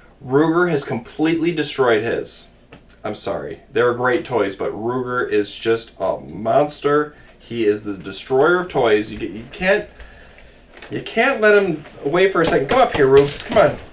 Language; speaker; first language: English; native; English